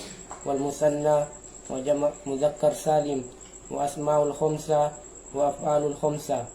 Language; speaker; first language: Arabic; non-native, learner; Indonesian